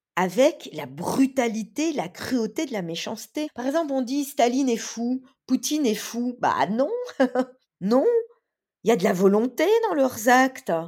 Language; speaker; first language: French; native; French